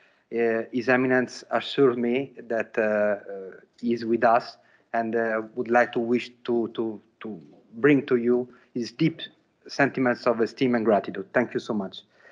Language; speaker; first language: English; non-native, fluent; Italian